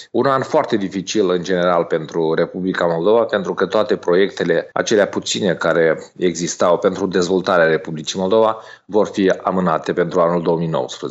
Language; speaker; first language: Romanian; native; Romanian